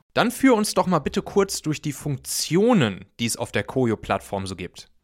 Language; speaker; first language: German; native; German